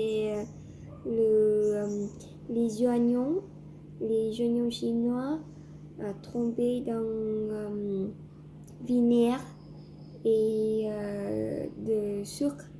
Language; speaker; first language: French; non-native, learner; Vietnamese